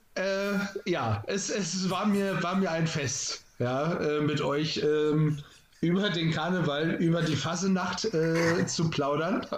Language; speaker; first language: German; native; German